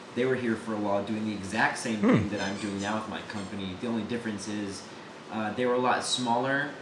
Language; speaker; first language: English; native; English